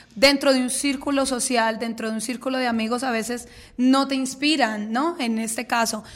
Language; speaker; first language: Spanish; native; Spanish